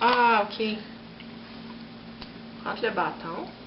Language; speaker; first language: French; native; French